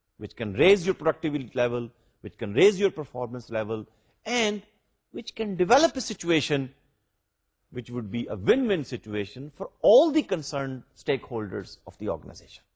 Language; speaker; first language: English; non-native, local second language; Urdu